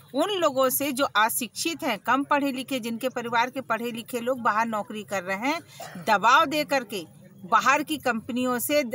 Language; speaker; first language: Hindi; native; Hindi